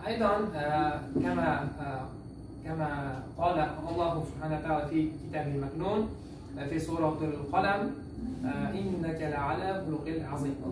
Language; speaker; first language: Arabic; non-native, learner; Uzbek